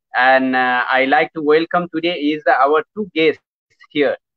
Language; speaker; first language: English; non-native, learner; Nepali